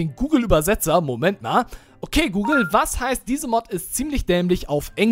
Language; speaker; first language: German; native; German